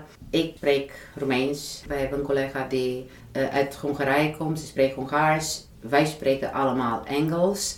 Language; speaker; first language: Dutch; non-native, fluent; Romanian